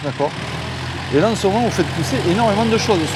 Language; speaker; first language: French; native; French